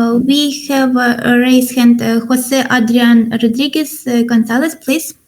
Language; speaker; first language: English; non-native, learner; Ukrainian